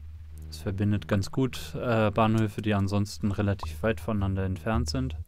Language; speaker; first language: German; native; German